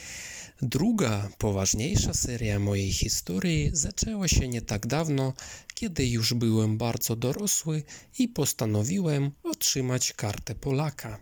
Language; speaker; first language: Polish; non-native, fluent; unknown